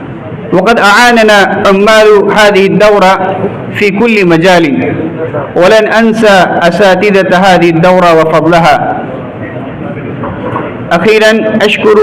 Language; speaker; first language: Arabic; non-native, fluent; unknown